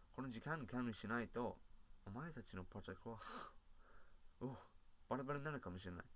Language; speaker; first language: Japanese; non-native, learner; English